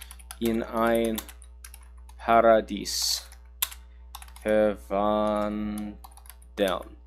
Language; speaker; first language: German; non-native, learner; English